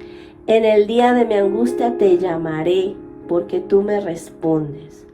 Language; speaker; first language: Spanish; native; Spanish